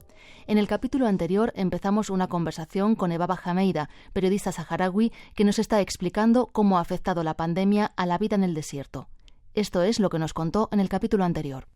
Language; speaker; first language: Spanish; native; Spanish